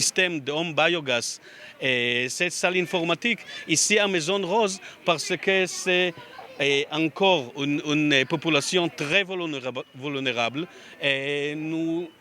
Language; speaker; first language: French; non-native, learner; Hebrew